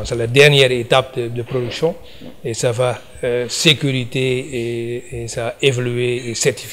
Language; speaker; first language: French; non-native, learner; Dutch